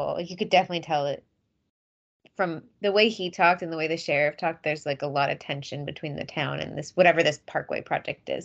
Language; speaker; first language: English; native; English